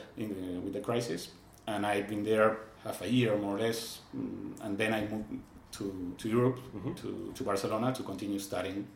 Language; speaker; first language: English; non-native, fluent; Spanish